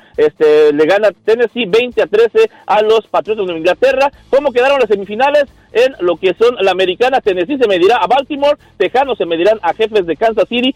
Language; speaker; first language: Spanish; native; Spanish